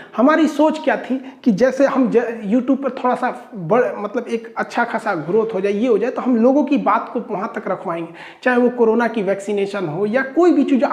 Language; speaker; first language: Hindi; native; Hindi